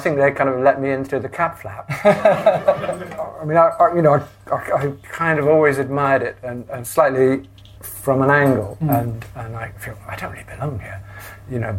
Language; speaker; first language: English; native; English